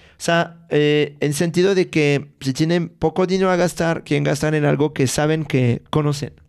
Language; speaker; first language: Spanish; non-native, fluent; French